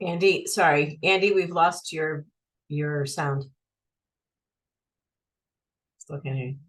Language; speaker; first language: English; native; English